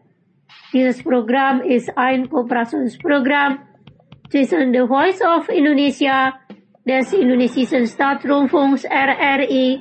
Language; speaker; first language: German; non-native, fluent; Indonesian